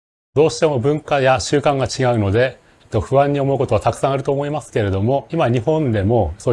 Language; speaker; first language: Japanese; native; Japanese